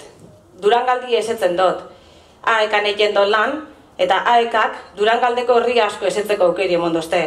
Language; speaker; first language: Basque; native; Basque